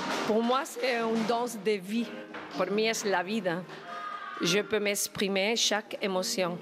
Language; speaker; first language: French; non-native, fluent; Spanish